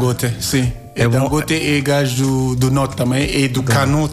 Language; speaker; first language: Portuguese; non-native, learner; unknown